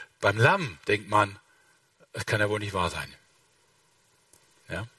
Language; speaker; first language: German; native; German